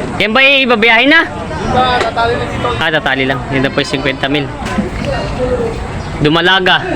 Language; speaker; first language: Filipino; native; Filipino